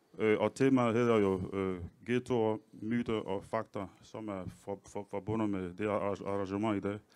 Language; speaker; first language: Danish; non-native, fluent; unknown